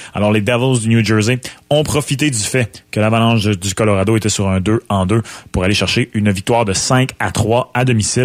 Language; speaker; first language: French; native; French